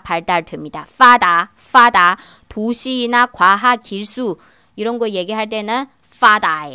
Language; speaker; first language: Korean; non-native, fluent; Chinese